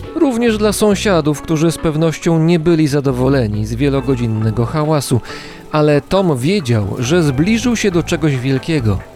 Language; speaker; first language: Polish; native; Polish